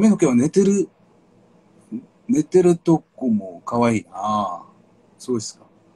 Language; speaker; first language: Japanese; non-native, learner; Korean